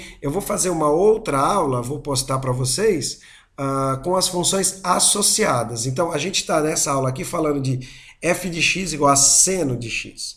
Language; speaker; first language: Portuguese; native; Portuguese